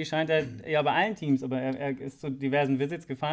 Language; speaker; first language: German; native; German